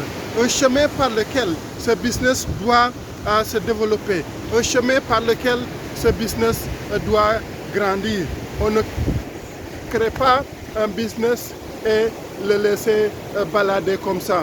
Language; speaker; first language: French; non-native, local second language; Wolof